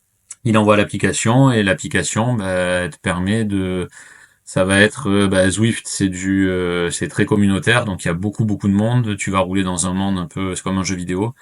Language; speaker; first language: French; native; French